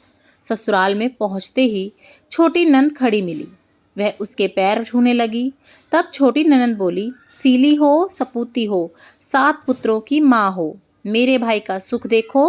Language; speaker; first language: Hindi; native; Hindi